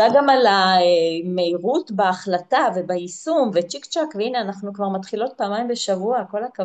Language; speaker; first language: Hebrew; native; Hebrew